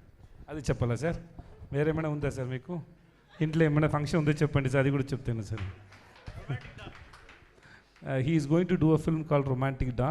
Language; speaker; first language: Telugu; non-native, learner; Tamil